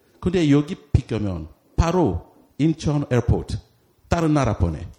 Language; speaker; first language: Korean; non-native, learner; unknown